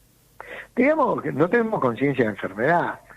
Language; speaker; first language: Spanish; native; Spanish